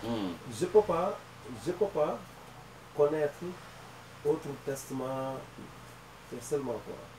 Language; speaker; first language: French; non-native, learner; Wolof